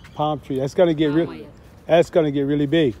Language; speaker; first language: English; native; English